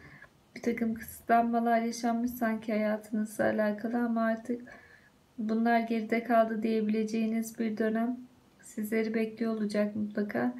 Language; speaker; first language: Turkish; native; Turkish